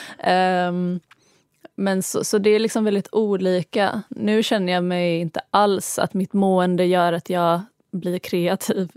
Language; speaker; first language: Swedish; early bilingual, other home language; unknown